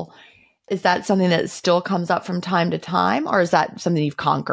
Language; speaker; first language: English; native; English